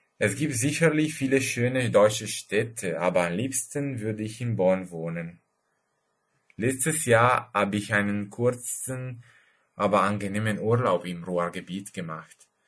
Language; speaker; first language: German; non-native, fluent; Italian